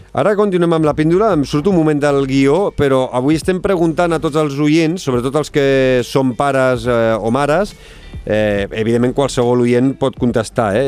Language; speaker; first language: Catalan; native; Catalan